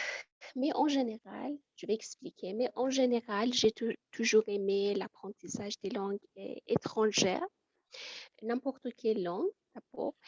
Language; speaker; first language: French; non-native, fluent; Persian